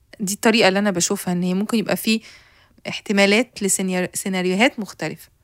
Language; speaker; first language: Arabic; native; Arabic